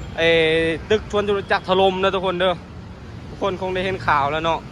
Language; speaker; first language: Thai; non-native, learner; Lao